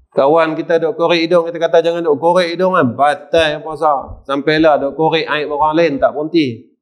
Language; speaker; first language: Malay; native; Malay